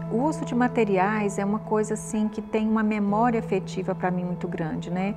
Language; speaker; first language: Portuguese; native; Portuguese